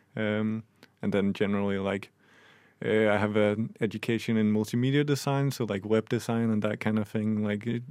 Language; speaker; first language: English; non-native, fluent; Danish